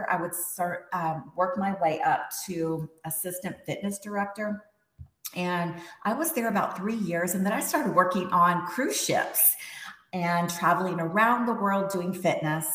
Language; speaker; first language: English; native; English